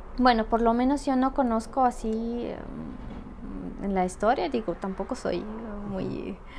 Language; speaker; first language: Spanish; non-native, fluent; Russian